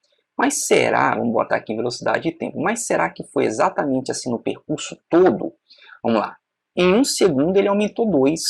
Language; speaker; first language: Portuguese; native; Portuguese